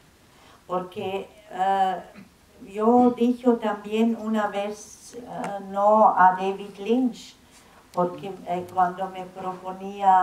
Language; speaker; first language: Spanish; non-native, fluent; German